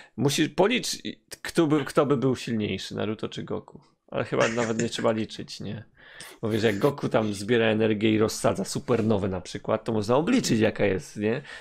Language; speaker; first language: Polish; native; Polish